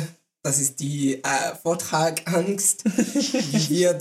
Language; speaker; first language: German; non-native, learner; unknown